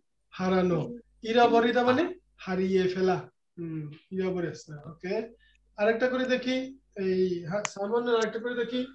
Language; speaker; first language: Korean; non-native, fluent; Bangla